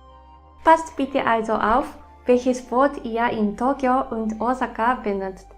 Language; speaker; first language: German; non-native, fluent; Japanese